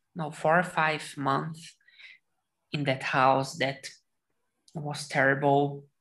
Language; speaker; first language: English; non-native, learner; Portuguese